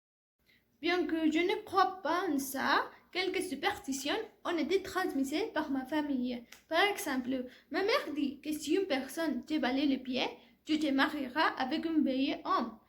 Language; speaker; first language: French; non-native, learner; Spanish